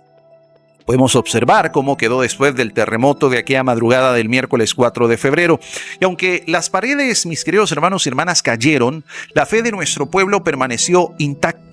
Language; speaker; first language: Spanish; native; Spanish